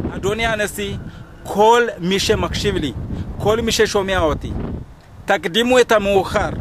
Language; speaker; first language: Hebrew; non-native, fluent; Amharic